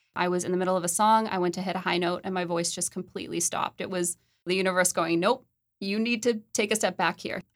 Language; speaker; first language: English; native; English